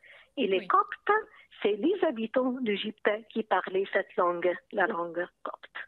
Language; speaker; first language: French; non-native, fluent; Arabic